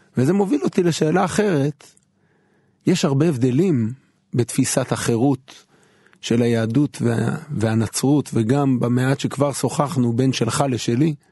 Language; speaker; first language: Hebrew; native; Hebrew